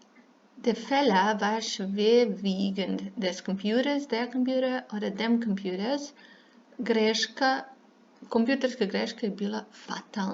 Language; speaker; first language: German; non-native, fluent; Serbian